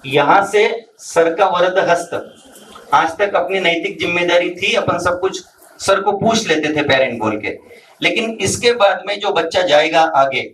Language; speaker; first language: Hindi; non-native, local second language; Marathi